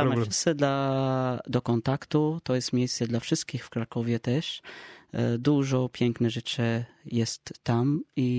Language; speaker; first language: Polish; non-native, learner; Arabic